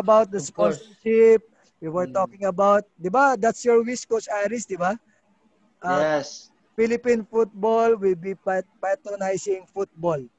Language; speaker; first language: English; non-native, local second language; Filipino